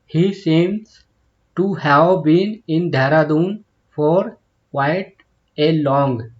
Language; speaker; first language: English; non-native, local second language; Hindi